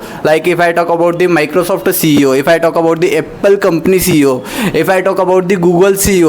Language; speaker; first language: English; non-native, local second language; Hindi